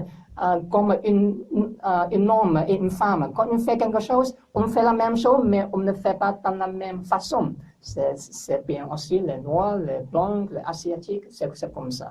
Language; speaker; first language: French; non-native, learner; English